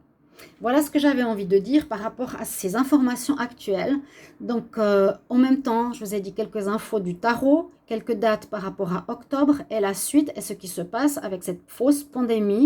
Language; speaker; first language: French; native; French